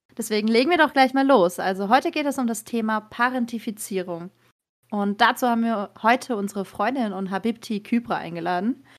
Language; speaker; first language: German; early bilingual, other home language; Persian